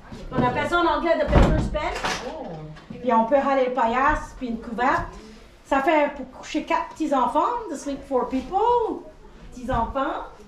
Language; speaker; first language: French; native; French